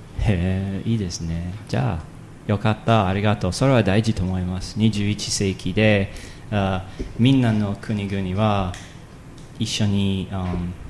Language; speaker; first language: Japanese; non-native, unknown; English